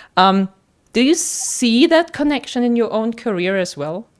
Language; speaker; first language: English; non-native, fluent; German